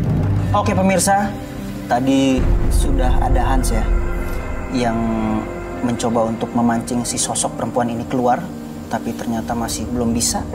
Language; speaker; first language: Indonesian; native; Indonesian